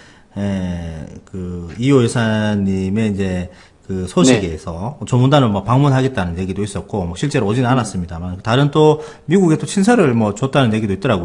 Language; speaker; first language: Korean; native; Korean